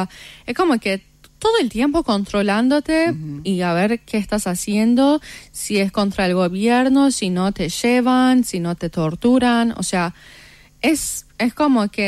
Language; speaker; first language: Spanish; non-native, fluent; Persian